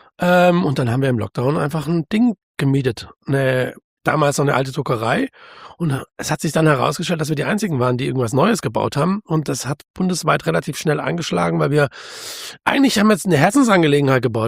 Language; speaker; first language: German; native; German